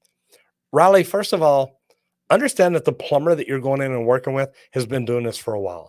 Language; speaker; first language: English; native; English